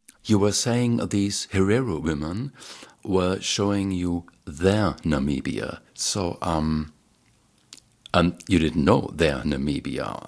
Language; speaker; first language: English; non-native, fluent; German